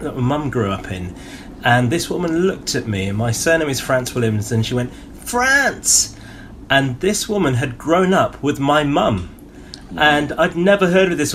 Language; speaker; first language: English; native; English